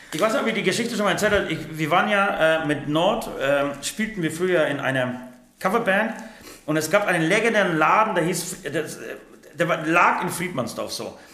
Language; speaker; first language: German; early bilingual, other home language; Polish